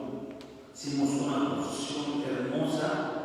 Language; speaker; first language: Spanish; non-native, fluent; Arabic